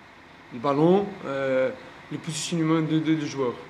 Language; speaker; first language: French; non-native, learner; Portuguese